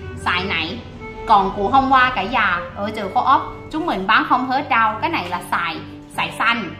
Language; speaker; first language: Vietnamese; non-native, learner; Thai